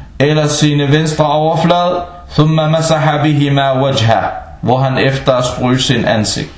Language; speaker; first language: Danish; non-native, local second language; Arabic